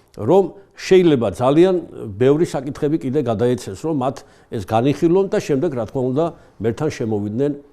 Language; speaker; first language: Georgian; native; Georgian